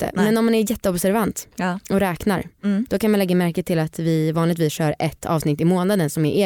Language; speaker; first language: Swedish; native; Swedish